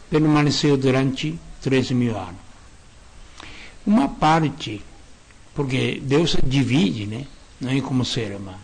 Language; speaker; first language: Portuguese; non-native, learner; Japanese